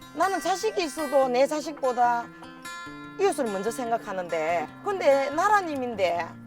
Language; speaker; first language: Korean; native; Korean